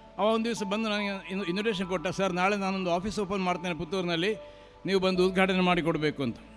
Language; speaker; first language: Kannada; non-native, local second language; Marathi